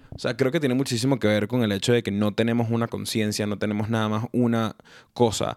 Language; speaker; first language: Spanish; native; Spanish